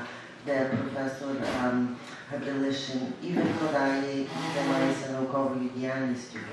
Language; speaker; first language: Ukrainian; early bilingual, heritage; Ukrainian